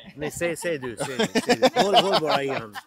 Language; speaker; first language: Swedish; non-native, learner; Hindi